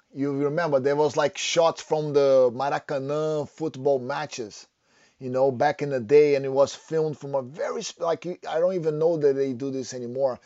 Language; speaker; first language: English; non-native, fluent; Portuguese